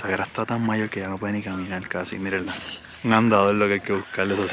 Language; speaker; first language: Spanish; native; Spanish